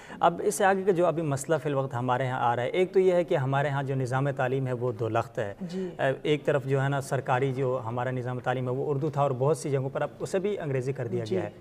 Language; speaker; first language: Urdu; non-native, local second language; Sicilian